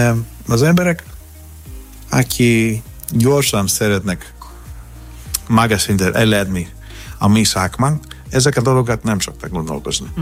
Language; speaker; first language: Hungarian; non-native, fluent; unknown